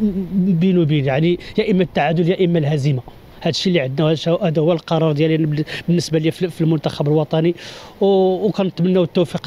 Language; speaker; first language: Arabic; native; Arabic